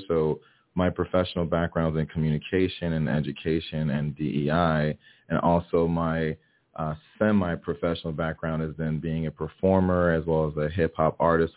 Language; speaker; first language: English; early bilingual, other home language; Haitian Creole